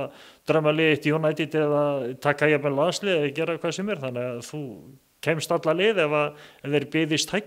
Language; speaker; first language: Icelandic; native; Icelandic